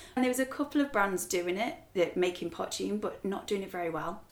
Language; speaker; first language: English; native; English